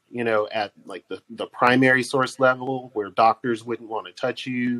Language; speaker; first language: English; native; English